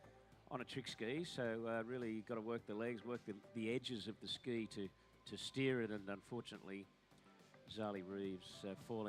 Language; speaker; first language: English; native; English